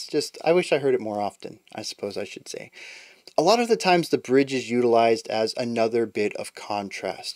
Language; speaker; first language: English; native; English